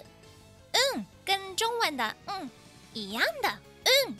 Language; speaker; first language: Chinese; non-native, fluent; Japanese